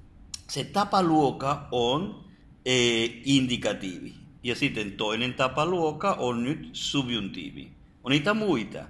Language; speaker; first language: Finnish; non-native, fluent; Spanish